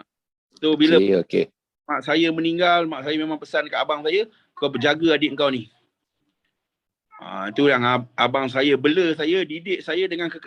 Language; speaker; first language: Indonesian; non-native, local second language; Malay